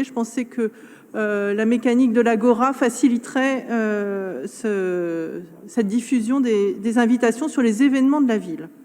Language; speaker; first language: French; native; French